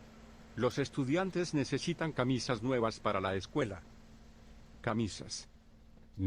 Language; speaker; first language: Spanish; non-native, learner; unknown